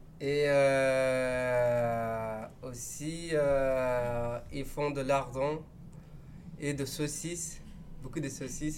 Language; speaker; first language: French; non-native, learner; Urdu